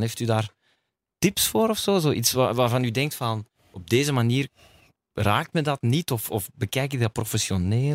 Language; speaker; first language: Dutch; native; Dutch